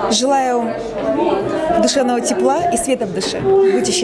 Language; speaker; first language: Russian; native; Russian